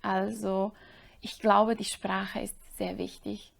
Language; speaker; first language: German; non-native, fluent; Slovak